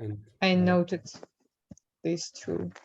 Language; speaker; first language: English; non-native, learner; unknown